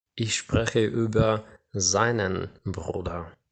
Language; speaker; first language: German; non-native, fluent; Ukrainian